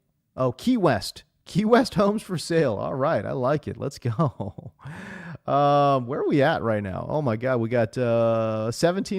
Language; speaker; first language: English; native; English